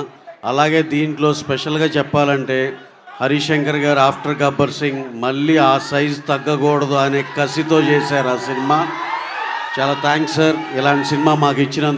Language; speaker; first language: Telugu; native; Telugu